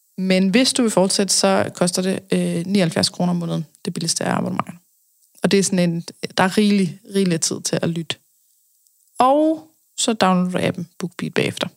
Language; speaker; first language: Danish; native; Danish